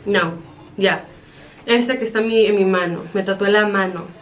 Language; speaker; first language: Spanish; early bilingual, heritage; Spanish